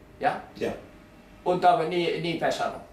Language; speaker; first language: German; non-native, learner; Korean